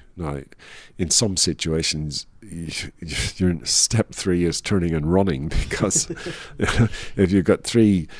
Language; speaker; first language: English; native; English